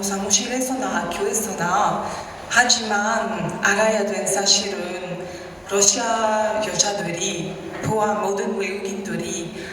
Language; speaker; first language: Korean; non-native, learner; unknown